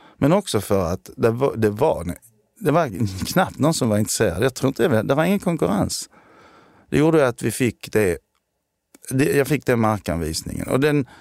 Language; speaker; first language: Swedish; early bilingual, other home language; Armenian